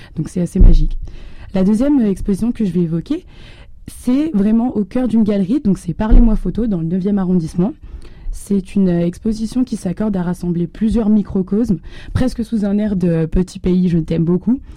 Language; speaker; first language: French; native; French